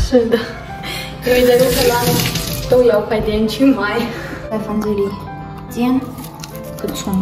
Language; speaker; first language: Chinese; non-native, learner; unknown